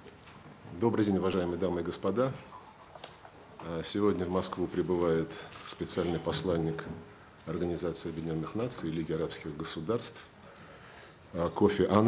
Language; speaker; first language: Russian; native; Russian